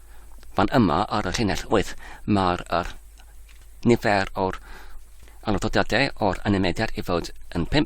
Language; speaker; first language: Welsh; non-native, fluent; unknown